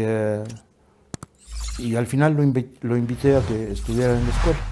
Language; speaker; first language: Spanish; native; Spanish